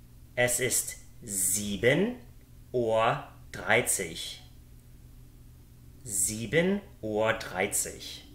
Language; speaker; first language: German; non-native, fluent; English